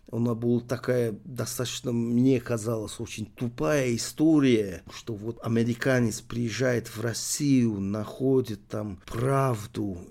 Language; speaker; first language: Russian; non-native, fluent; English